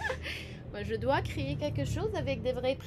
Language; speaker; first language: French; non-native, fluent; Arabic